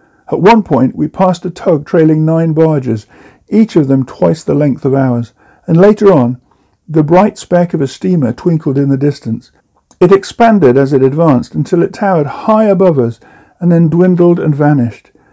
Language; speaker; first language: English; native; English